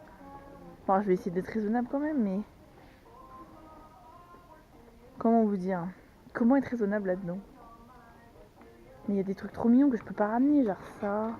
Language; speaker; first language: French; native; French